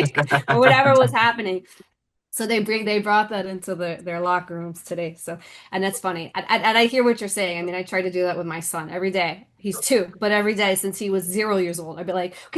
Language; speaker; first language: English; native; English